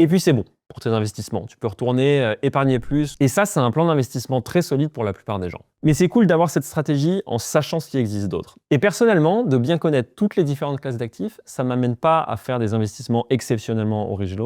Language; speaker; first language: French; native; French